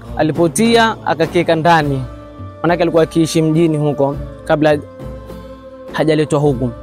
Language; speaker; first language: Swahili; native; Swahili